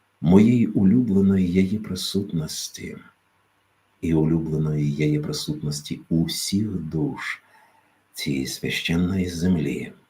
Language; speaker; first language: Ukrainian; native; Ukrainian